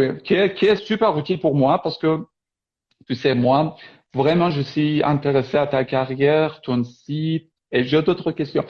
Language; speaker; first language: French; non-native, fluent; Persian